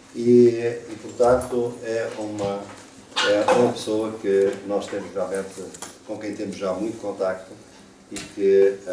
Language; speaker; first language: Portuguese; native; Portuguese